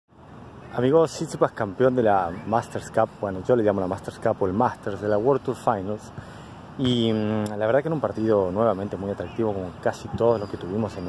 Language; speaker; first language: Spanish; native; Spanish